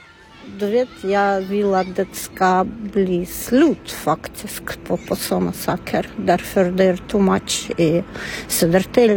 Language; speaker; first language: Swedish; non-native, learner; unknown